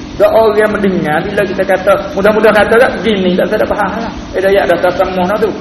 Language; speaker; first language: Malay; native; Malay